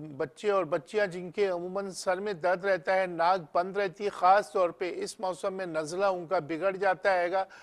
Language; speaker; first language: Urdu; native; Urdu